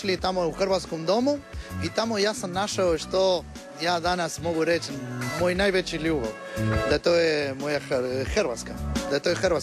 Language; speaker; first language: Croatian; non-native, learner; Spanish